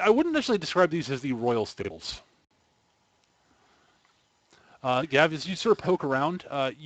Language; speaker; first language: English; native; English